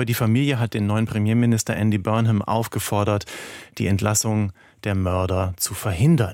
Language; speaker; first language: German; native; German